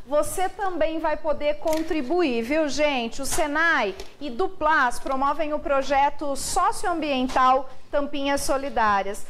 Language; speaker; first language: Portuguese; native; Portuguese